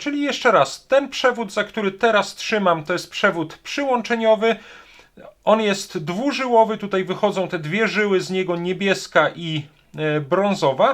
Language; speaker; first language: Polish; native; Polish